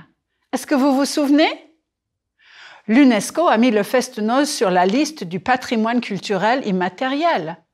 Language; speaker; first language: French; non-native, fluent; English